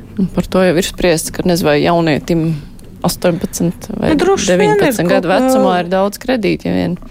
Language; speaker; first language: Latvian; native; Latvian